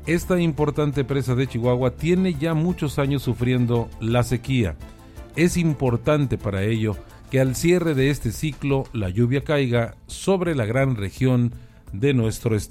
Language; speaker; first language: Spanish; native; Spanish